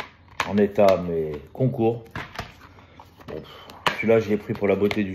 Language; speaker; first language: French; native; French